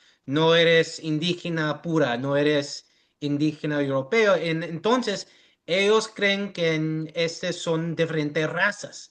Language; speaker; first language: Spanish; early bilingual, heritage; English